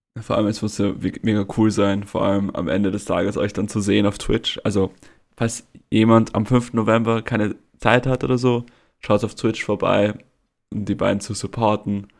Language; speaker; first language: German; native; German